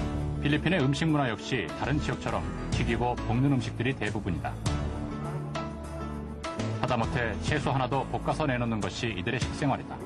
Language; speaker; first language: Korean; native; Korean